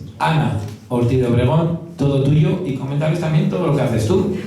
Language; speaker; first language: Spanish; native; Spanish